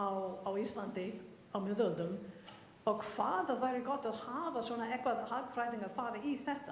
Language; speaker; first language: Icelandic; non-native, fluent; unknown